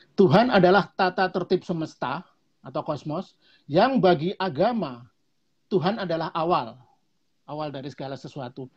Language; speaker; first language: Indonesian; non-native, local second language; Javanese